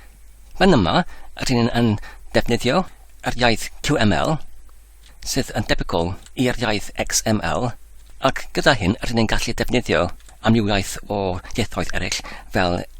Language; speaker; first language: Welsh; non-native, learner; English